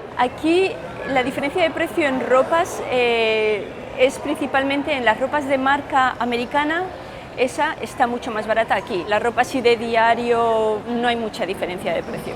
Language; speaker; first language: Spanish; native; Spanish